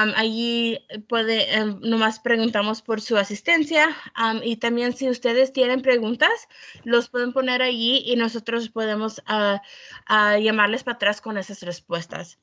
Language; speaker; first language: Spanish; early bilingual, heritage; Spanish